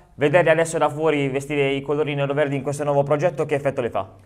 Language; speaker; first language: Italian; native; Italian